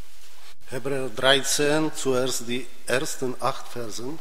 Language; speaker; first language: German; non-native, fluent; Czech